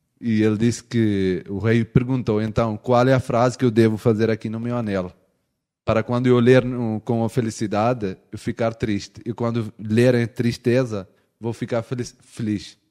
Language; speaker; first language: Portuguese; non-native, fluent; Urdu